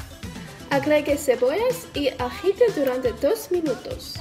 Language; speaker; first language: Spanish; non-native, learner; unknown